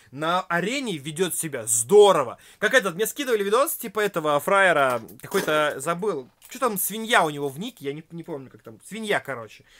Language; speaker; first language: Russian; native; Russian